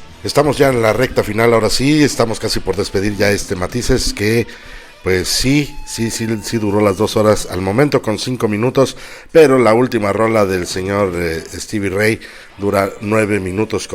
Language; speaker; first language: Spanish; native; Spanish